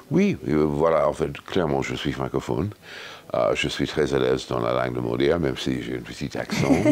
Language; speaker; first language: French; non-native, fluent; English